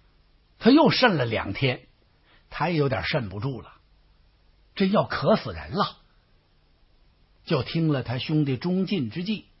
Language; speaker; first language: Chinese; native; Chinese